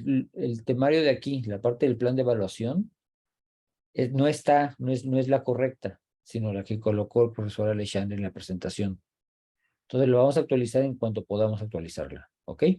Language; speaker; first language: Spanish; native; Spanish